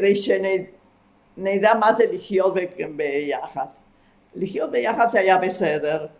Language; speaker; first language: Hebrew; non-native, fluent; Spanish